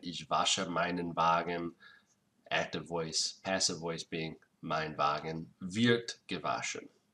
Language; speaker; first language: German; non-native, fluent; English